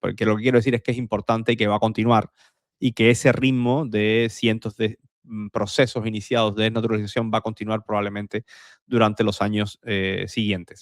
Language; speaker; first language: Spanish; native; Spanish